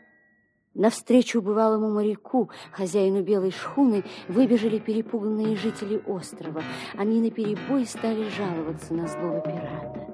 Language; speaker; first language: Russian; native; Russian